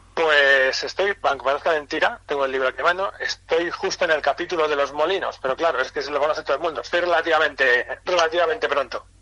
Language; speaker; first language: Spanish; native; Spanish